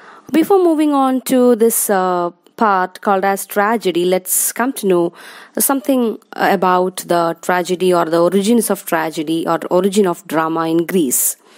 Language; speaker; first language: English; non-native, local second language; Malayalam